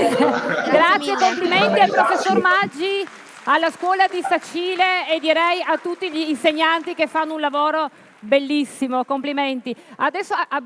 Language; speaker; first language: Italian; native; Italian